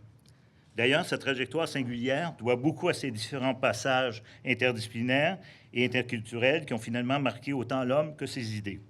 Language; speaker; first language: French; native; French